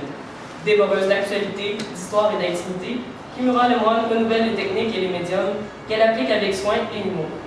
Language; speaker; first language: French; native; French